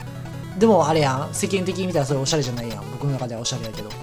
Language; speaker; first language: Japanese; native; Japanese